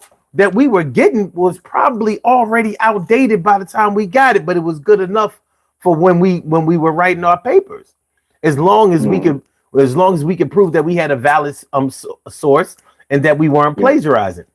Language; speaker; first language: English; native; English